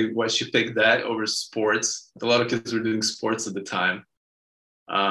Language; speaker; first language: English; early bilingual, other home language; Hebrew